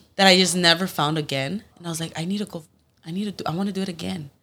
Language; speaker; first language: English; early bilingual, other home language; Spanish